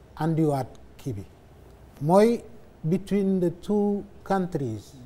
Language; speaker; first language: English; non-native, fluent; Wolof